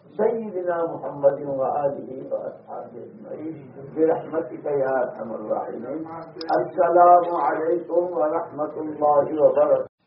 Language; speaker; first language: Urdu; non-native, local second language; Gujarati